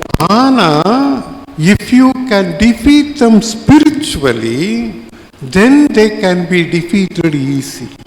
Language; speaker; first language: English; non-native, local second language; Tamil